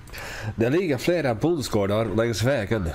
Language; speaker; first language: Swedish; non-native, learner; English